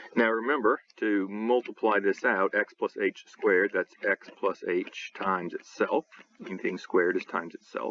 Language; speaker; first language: English; native; English